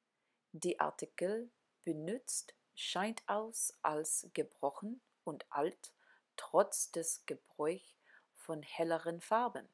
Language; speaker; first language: German; non-native, learner; English